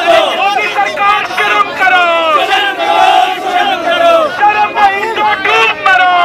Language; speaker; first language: Hindi; native; Hindi